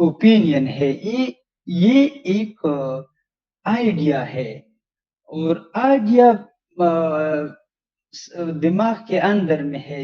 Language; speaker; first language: Hindi; non-native, learner; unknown